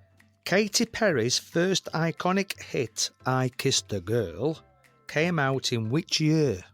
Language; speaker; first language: English; native; English